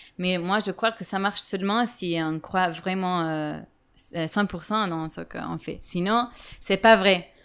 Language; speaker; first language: French; non-native, fluent; Italian